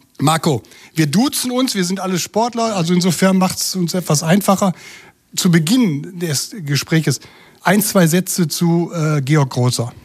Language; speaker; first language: German; native; German